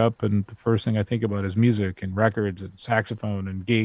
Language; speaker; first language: English; native; English